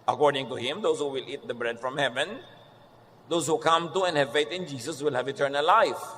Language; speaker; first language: English; non-native, local second language; Filipino